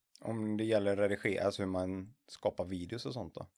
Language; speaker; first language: Swedish; native; Swedish